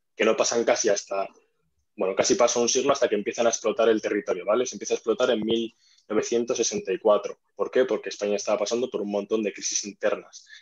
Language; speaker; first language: Spanish; non-native, fluent; Arabic